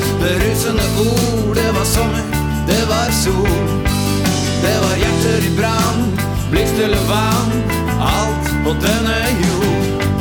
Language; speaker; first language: Norwegian; native; Norwegian